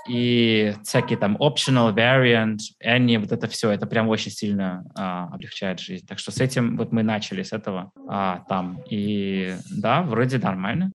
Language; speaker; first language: Russian; early bilingual, heritage; Russian